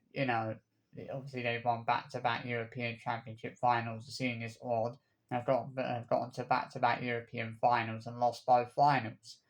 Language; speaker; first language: English; native; English